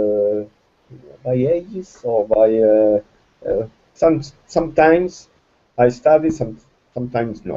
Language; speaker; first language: English; non-native, fluent; Spanish